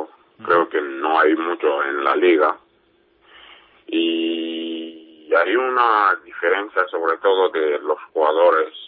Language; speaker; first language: Spanish; non-native, learner; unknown